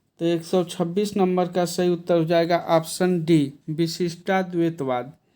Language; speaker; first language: Hindi; native; Hindi